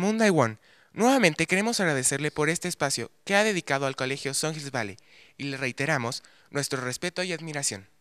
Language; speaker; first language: Spanish; native; Spanish